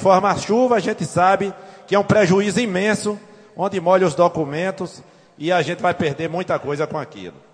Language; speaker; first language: Portuguese; native; Portuguese